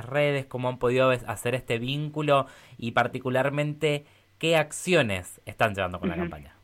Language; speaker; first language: Spanish; native; Spanish